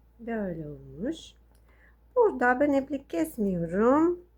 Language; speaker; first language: Turkish; non-native, fluent; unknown